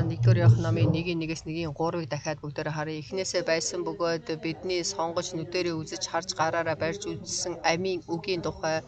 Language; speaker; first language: Mongolian; early bilingual, other home language; Korean